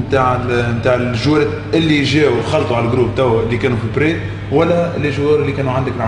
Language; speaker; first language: Arabic; native; Arabic